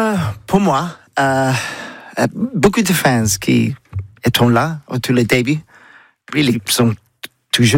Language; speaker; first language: French; non-native, learner; English